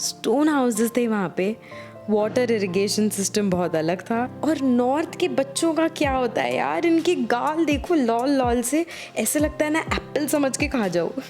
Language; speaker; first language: Hindi; native; Hindi